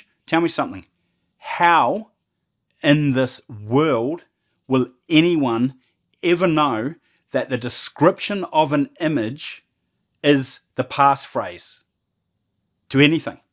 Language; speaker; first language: English; native; English